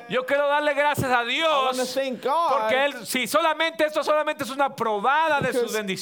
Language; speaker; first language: Spanish; native; Spanish